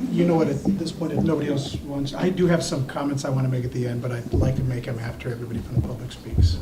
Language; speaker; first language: English; early bilingual, other home language; Spanish